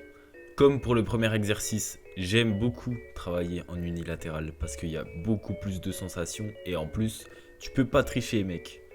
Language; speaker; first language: French; native; French